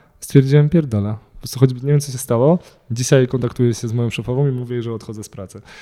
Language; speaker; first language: Polish; native; Polish